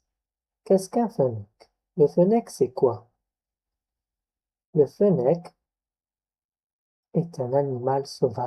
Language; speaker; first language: French; non-native, local second language; Arabic